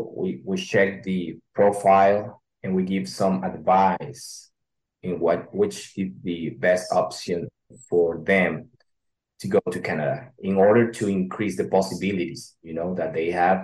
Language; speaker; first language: English; non-native, learner; Spanish